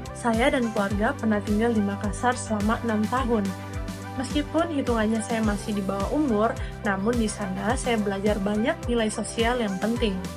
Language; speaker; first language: Indonesian; native; Indonesian